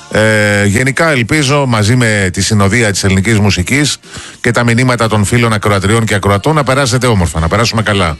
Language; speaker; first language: Greek; native; Greek